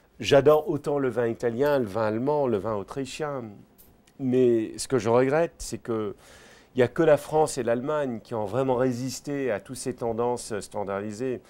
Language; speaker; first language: French; early bilingual, other home language; English